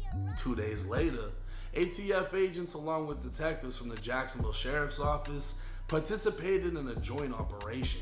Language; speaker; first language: English; native; English